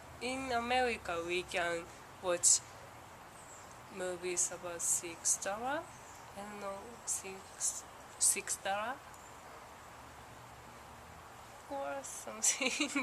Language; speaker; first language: English; non-native, learner; Japanese